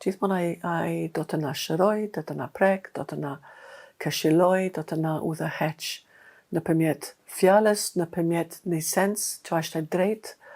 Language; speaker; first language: Albanian; non-native, fluent; English